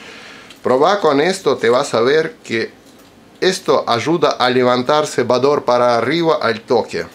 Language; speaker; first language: Spanish; non-native, fluent; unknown